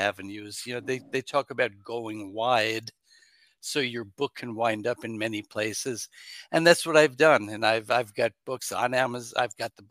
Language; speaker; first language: English; native; English